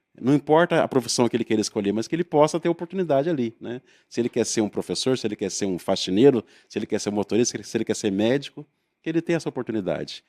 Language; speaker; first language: Portuguese; native; Portuguese